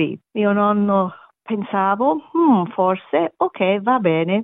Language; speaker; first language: Italian; non-native, learner; German